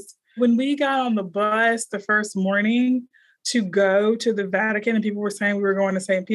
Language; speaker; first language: English; native; English